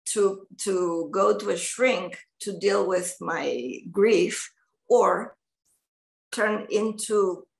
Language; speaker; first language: English; non-native, fluent; Greek